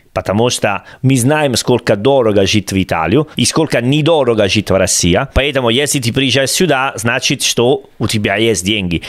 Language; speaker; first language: Russian; non-native, learner; Italian